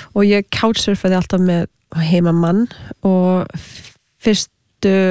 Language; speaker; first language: Icelandic; non-native, fluent; English